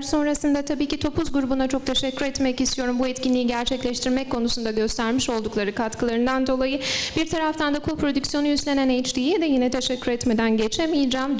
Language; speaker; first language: Turkish; native; Turkish